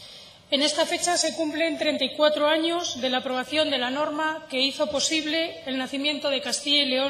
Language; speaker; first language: Spanish; native; Spanish